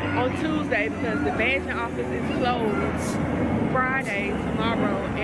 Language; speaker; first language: English; native; English